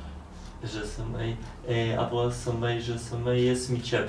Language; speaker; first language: French; non-native, learner; Polish